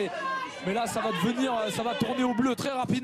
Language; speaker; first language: French; native; French